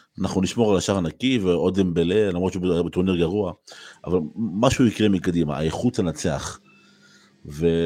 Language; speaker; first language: Hebrew; native; Hebrew